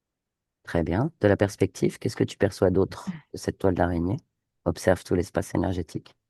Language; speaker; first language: French; native; French